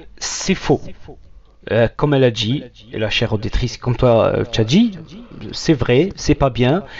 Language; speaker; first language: French; non-native, local second language; Arabic